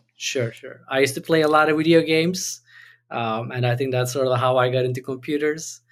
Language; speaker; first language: English; non-native, fluent; Turkish